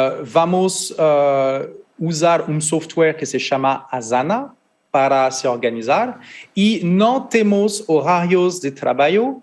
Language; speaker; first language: Portuguese; non-native, learner; French